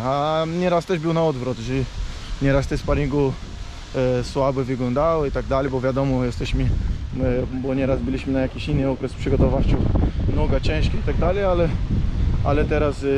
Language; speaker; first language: Polish; non-native, fluent; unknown